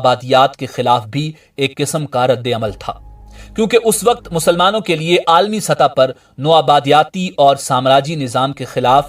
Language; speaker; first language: Urdu; native; Urdu